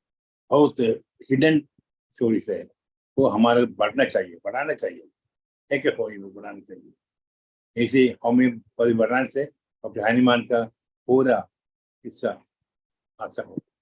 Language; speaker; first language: Hindi; non-native, local second language; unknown